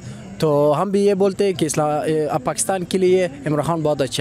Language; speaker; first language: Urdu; non-native, fluent; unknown